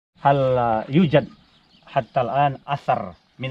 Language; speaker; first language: Arabic; non-native, learner; Indonesian